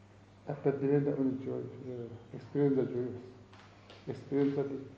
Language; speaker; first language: Italian; non-native, learner; Tibetan